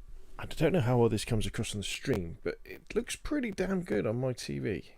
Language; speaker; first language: English; native; English